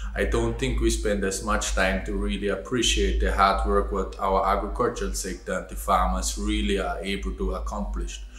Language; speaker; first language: English; non-native, fluent; German